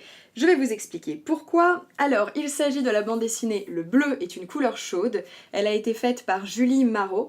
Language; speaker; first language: French; native; French